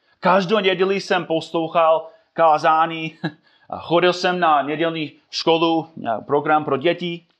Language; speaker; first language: Czech; non-native, fluent; English